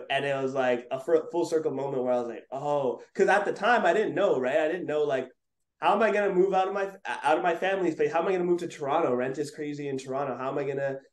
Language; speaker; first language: English; native; English